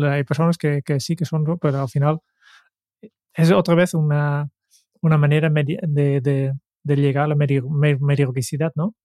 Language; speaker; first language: Spanish; non-native, fluent; Dutch